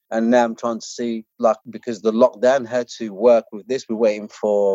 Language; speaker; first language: English; non-native, local second language; Arabic